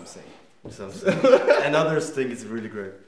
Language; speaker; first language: English; non-native, fluent; Danish